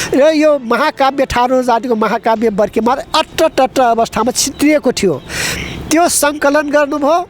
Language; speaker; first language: Nepali; non-native, local second language; Dangaura Tharu